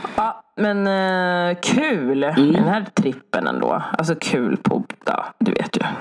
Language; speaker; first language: Swedish; early bilingual, other home language; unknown